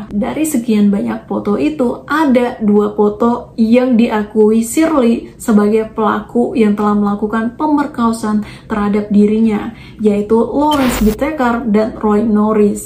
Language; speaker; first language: Indonesian; native; Indonesian